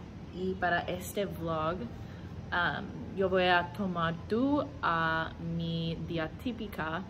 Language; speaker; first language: Spanish; non-native, learner; English